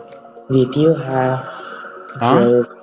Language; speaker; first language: English; non-native, learner; Indonesian